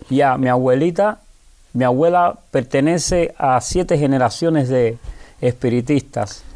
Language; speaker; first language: Spanish; native; Spanish